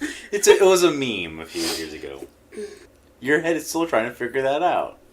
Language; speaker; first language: English; native; English